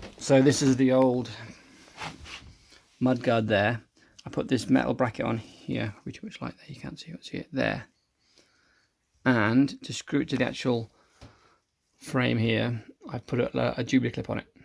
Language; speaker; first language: English; native; English